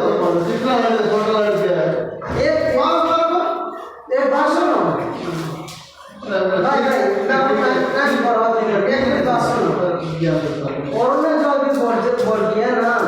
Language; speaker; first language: Hindi; non-native, learner; Bangla